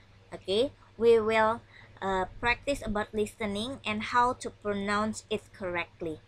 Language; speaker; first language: English; non-native, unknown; Indonesian